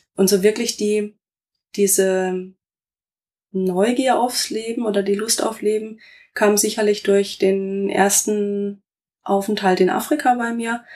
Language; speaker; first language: German; native; German